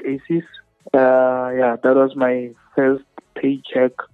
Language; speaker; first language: English; non-native, local second language; Northern Sotho